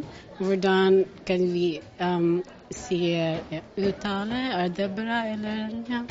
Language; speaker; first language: Norwegian; non-native, learner; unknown